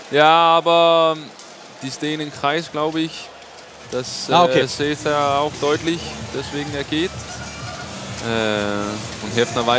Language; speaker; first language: German; non-native, fluent; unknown